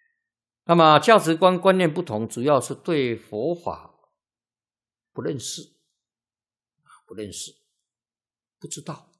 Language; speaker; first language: Chinese; native; Chinese